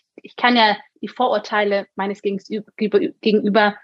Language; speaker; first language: German; native; German